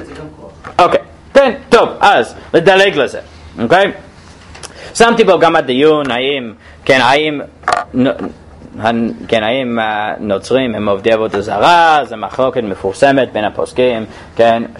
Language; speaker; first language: Hebrew; non-native, fluent; English